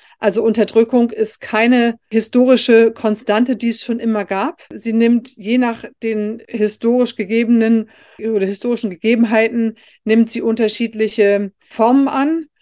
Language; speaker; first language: German; native; German